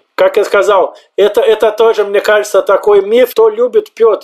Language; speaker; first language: Russian; non-native, fluent; Portuguese